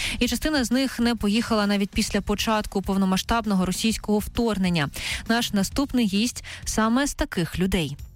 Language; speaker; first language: Ukrainian; native; Ukrainian